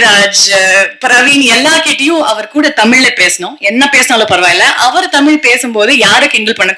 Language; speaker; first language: Tamil; non-native, learner; Kannada